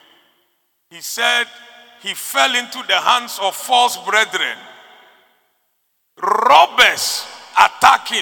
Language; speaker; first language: English; non-native, local second language; Akan